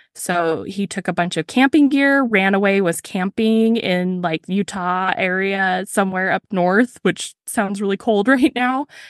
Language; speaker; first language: English; native; English